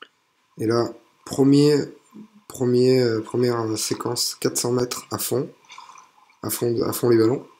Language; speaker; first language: French; native; French